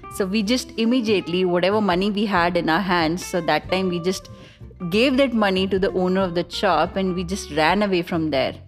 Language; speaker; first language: English; non-native, local second language; Punjabi